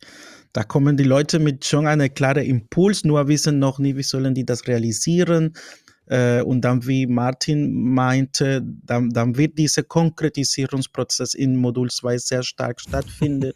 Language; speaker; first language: German; non-native, fluent; Spanish